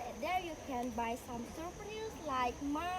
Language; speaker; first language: English; non-native, learner; Indonesian